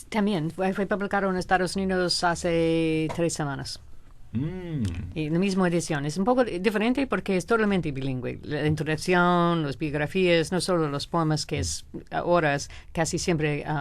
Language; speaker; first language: Spanish; non-native, fluent; English